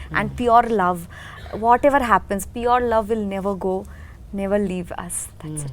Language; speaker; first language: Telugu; non-native, learner; Bangla